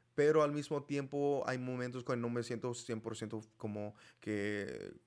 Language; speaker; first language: Spanish; non-native, fluent; English